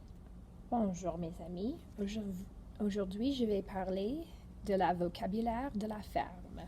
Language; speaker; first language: French; non-native, fluent; English